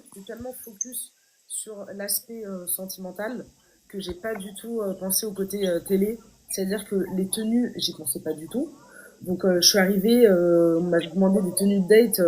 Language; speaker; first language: French; native; French